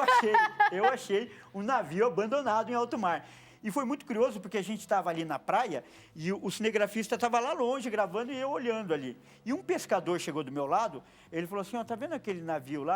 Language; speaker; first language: Portuguese; native; Portuguese